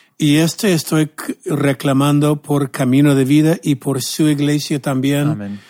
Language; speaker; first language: Spanish; non-native, fluent; English